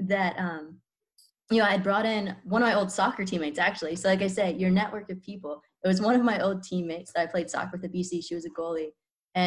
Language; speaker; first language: English; native; English